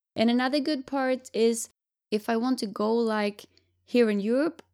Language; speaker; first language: English; non-native, fluent; Swedish